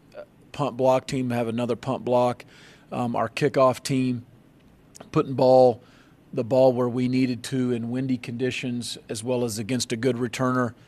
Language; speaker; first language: English; native; English